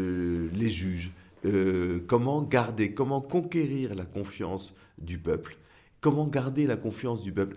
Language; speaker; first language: French; native; French